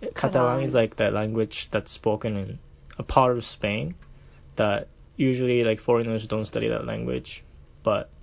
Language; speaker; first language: English; non-native, fluent; Japanese